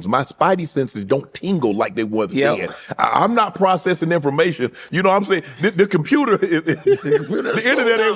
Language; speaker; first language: English; native; English